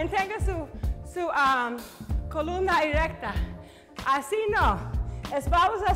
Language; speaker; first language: Spanish; non-native, learner; English